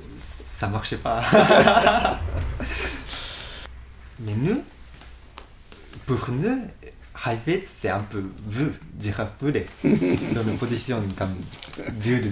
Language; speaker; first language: French; non-native, fluent; Japanese